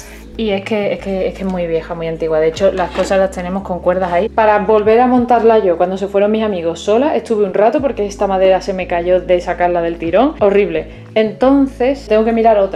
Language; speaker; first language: Spanish; native; Spanish